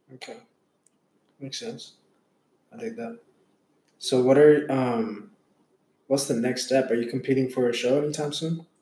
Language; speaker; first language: English; early bilingual, other home language; Hindi